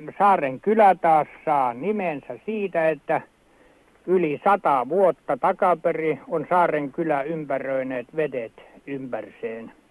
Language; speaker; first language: Finnish; native; Finnish